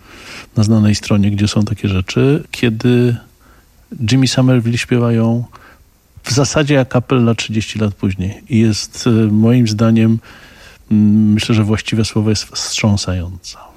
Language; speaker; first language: Polish; native; Polish